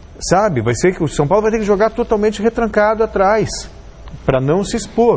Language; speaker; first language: Portuguese; native; Portuguese